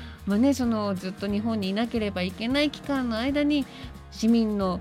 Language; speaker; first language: Japanese; native; Japanese